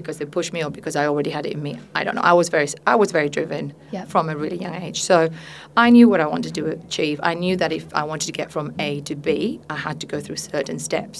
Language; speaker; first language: English; non-native, fluent; Spanish